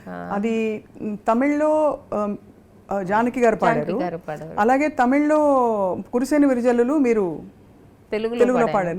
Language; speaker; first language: Telugu; native; Telugu